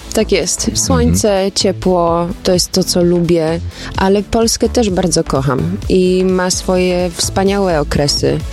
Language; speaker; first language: Polish; early bilingual, heritage; Polish